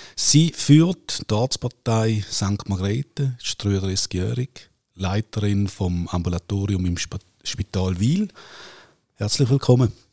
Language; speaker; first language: German; native; German